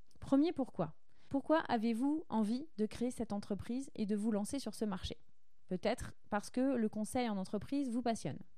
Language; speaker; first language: French; native; French